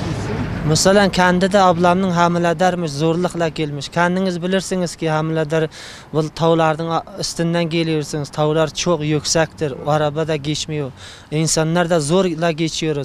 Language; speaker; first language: Turkish; non-native, learner; Uzbek